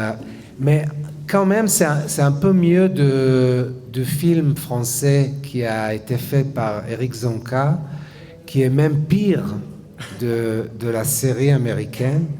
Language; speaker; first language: French; non-native, fluent; Hebrew